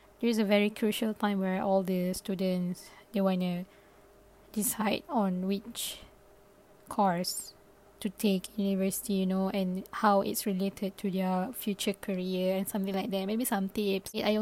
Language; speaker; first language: English; non-native, local second language; Malay